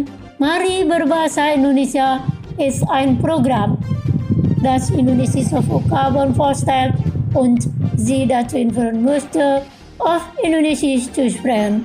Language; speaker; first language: German; non-native, fluent; Indonesian